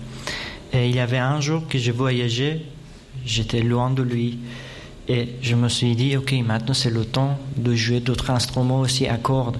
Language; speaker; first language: French; non-native, fluent; Persian